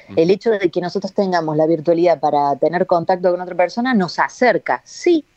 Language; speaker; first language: Spanish; native; Spanish